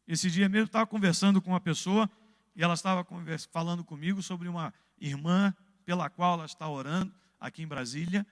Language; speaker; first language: Portuguese; native; Portuguese